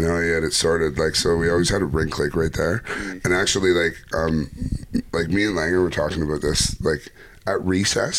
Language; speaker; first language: English; native; English